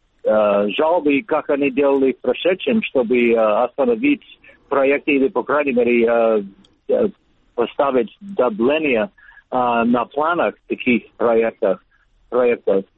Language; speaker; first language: Russian; non-native, learner; English